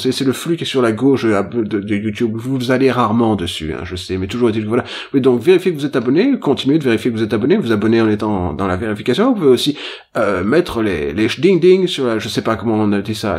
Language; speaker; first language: French; native; French